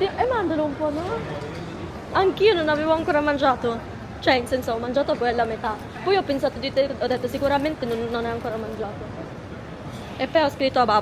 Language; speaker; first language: Italian; non-native, fluent; Filipino